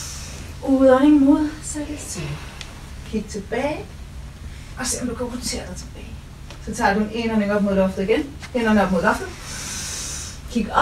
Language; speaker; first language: Danish; native; Danish